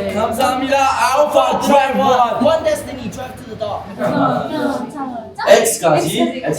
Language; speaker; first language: Korean; non-native, learner; Chinese